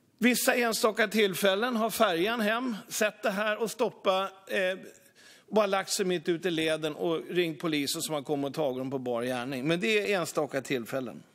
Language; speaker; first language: Swedish; native; Swedish